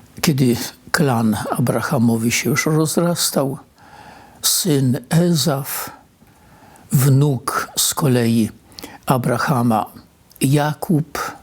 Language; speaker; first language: Polish; native; Polish